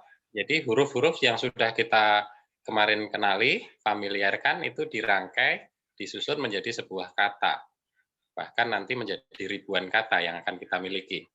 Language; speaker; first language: Indonesian; native; Indonesian